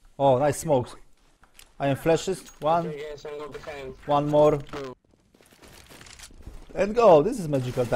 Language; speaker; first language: English; non-native, learner; Polish